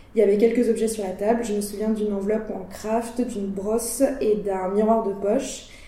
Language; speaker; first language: French; native; French